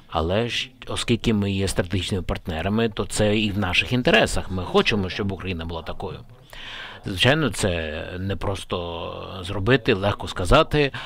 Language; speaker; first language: Ukrainian; non-native, fluent; Turkish